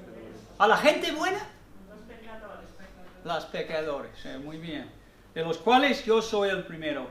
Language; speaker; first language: Spanish; non-native, fluent; English